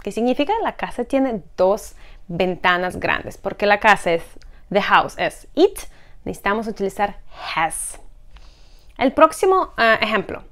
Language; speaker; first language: Spanish; non-native, fluent; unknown